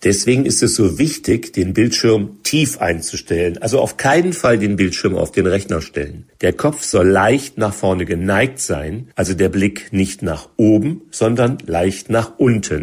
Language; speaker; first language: German; native; German